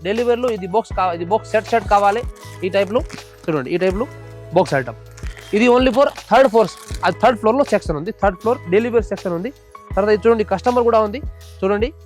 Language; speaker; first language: Telugu; non-native, local second language; Urdu